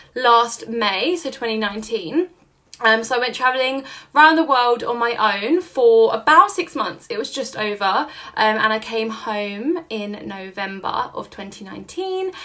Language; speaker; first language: English; native; English